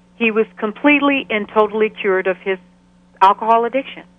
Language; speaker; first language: English; native; English